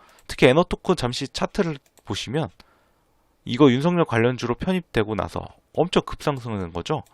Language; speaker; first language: Korean; native; Korean